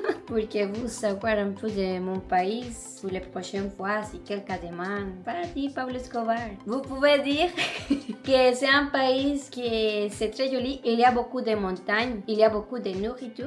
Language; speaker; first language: French; non-native, learner; Spanish